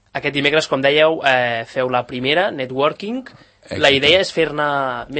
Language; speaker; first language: Catalan; native; Catalan